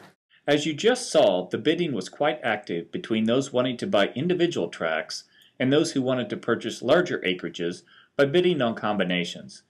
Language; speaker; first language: English; native; English